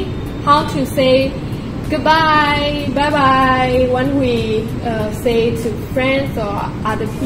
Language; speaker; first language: English; non-native, learner; Burmese